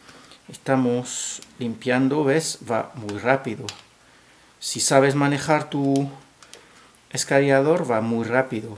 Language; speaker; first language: Spanish; non-native, fluent; French